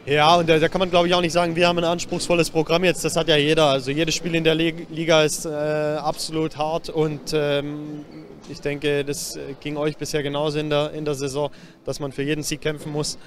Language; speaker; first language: German; native; German